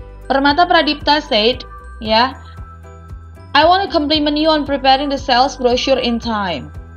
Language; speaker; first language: English; non-native, fluent; Indonesian